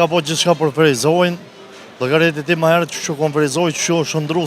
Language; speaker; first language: Albanian; native; Albanian